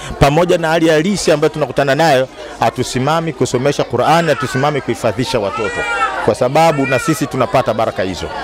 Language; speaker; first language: Swahili; native; Swahili